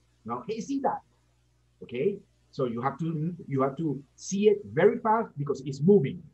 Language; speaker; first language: English; non-native, fluent; Spanish